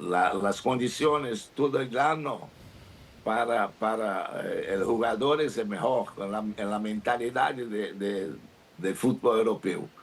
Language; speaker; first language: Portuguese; non-native, learner; Spanish